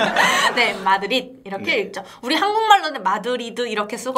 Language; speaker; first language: Korean; native; Korean